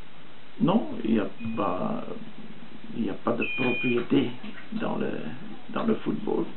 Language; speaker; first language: French; non-native, fluent; Dutch